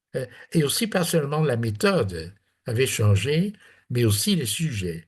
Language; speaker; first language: French; non-native, fluent; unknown